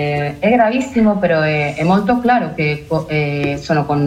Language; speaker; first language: Italian; non-native, learner; Spanish